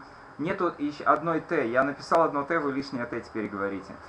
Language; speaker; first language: Russian; native; Russian